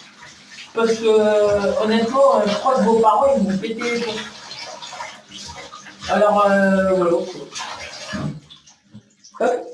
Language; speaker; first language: French; native; French